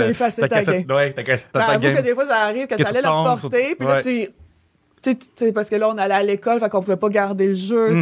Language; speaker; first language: French; native; French